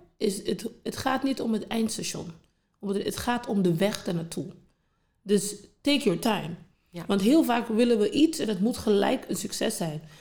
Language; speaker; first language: Dutch; non-native, local second language; English